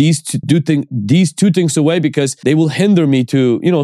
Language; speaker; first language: English; non-native, fluent; Ukrainian